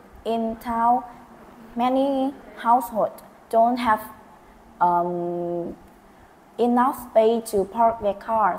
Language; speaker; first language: English; non-native, learner; Vietnamese